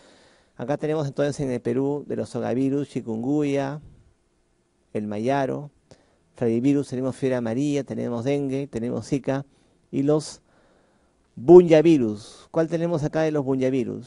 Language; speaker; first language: Spanish; native; Spanish